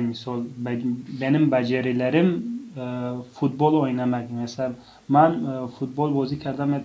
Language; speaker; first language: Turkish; non-native, fluent; Tajik